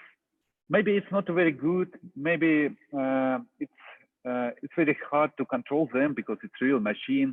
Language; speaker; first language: English; non-native, fluent; Russian